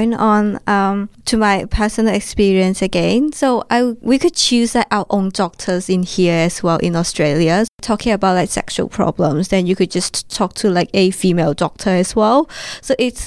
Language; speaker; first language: English; non-native, local second language; Cantonese